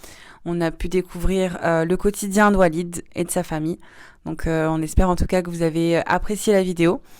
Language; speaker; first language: French; native; French